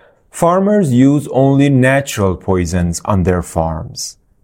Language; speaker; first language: English; non-native, fluent; Persian